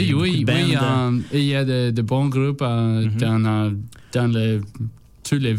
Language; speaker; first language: French; non-native, learner; English